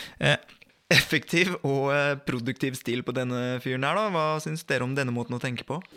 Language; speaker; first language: Norwegian; native; Norwegian